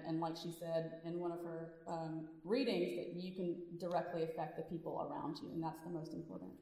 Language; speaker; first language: English; early bilingual, other home language; Hindi